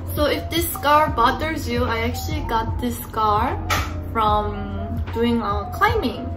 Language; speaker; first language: English; non-native, fluent; Korean